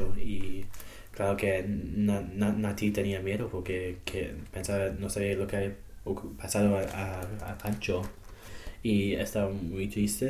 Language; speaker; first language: Spanish; non-native, learner; English